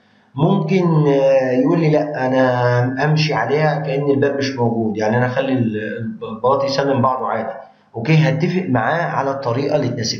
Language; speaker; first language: Arabic; native; Arabic